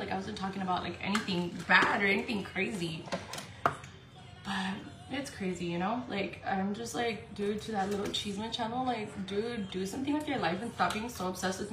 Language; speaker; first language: English; early bilingual, other home language; Spanish